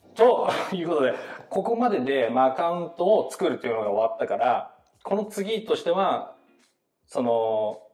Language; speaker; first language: Japanese; native; Japanese